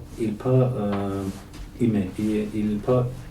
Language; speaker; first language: French; non-native, learner; Kurdish